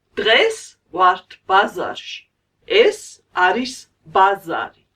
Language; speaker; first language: Georgian; non-native, learner; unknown